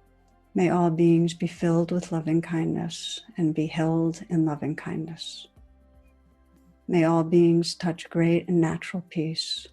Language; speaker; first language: English; native; English